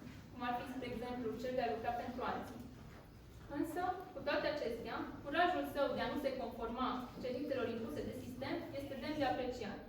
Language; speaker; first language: Romanian; native; Romanian